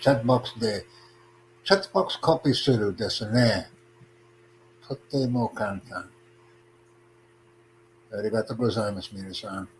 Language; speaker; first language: Japanese; non-native, learner; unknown